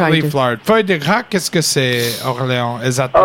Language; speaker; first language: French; non-native, learner; English